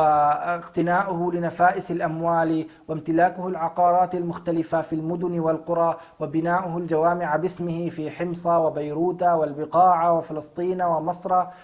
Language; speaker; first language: Arabic; native; Arabic